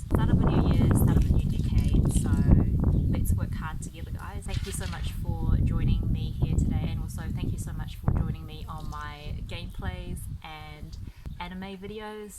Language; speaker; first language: English; early bilingual, other home language; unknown